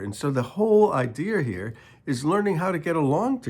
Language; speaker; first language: English; native; English